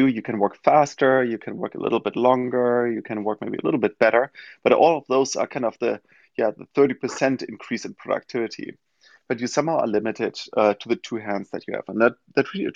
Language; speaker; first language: English; non-native, fluent; German